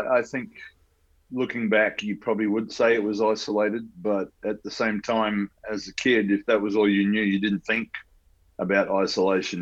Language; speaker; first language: English; native; English